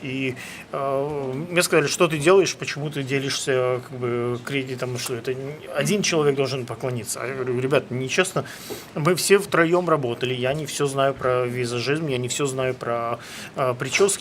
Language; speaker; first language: Russian; native; Russian